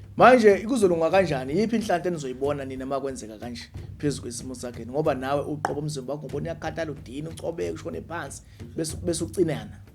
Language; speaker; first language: Zulu; native; Zulu